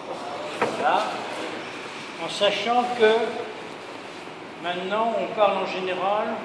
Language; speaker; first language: French; native; French